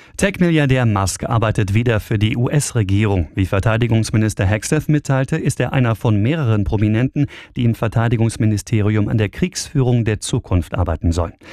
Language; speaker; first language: German; native; German